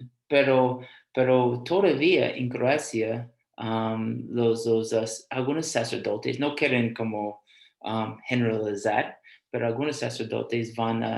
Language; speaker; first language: Spanish; non-native, fluent; English